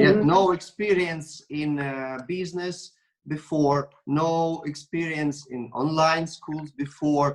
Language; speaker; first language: English; non-native, learner; Russian